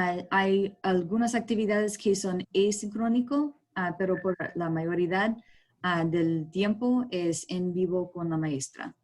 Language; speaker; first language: Spanish; non-native, learner; English